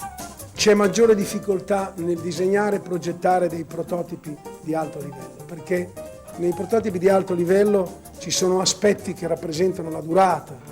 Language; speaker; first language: Italian; native; Italian